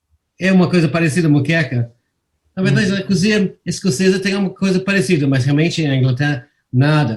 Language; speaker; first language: Portuguese; non-native, fluent; English